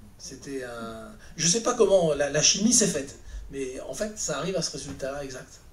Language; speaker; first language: French; native; French